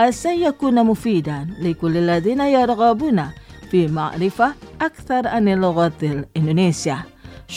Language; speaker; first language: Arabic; non-native, fluent; Indonesian